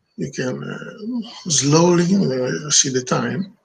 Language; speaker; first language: English; non-native, learner; Italian